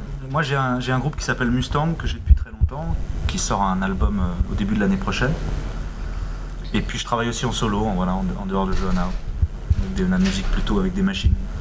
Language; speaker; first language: French; native; French